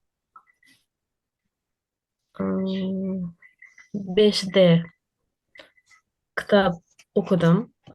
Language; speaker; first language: Turkish; non-native, learner; Uzbek